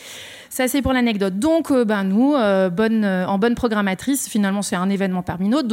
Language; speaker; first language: French; native; French